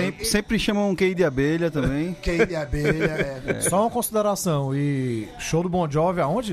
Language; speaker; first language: Portuguese; native; Portuguese